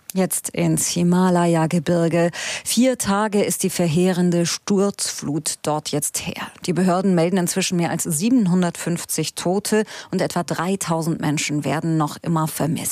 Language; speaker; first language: German; native; German